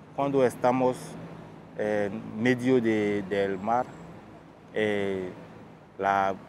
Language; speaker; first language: Spanish; non-native, fluent; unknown